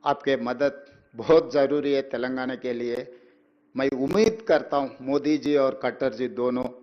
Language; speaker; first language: Hindi; non-native, local second language; Telugu